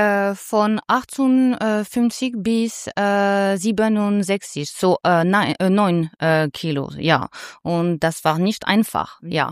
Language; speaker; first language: German; non-native, learner; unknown